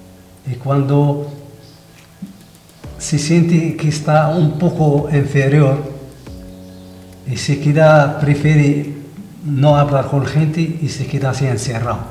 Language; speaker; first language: Spanish; non-native, fluent; Arabic